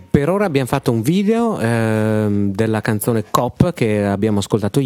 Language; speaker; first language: Italian; native; Italian